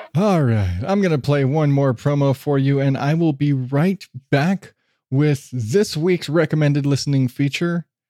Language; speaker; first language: English; native; English